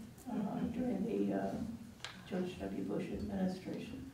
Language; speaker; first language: English; native; English